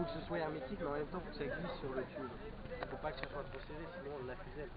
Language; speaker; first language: French; native; French